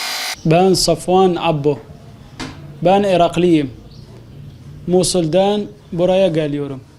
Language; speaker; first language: Turkish; non-native, learner; Arabic